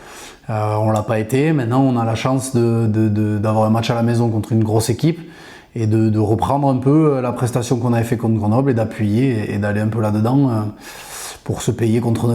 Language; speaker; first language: French; native; French